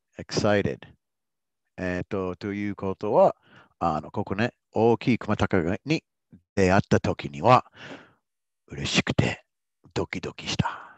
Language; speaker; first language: Japanese; non-native, fluent; English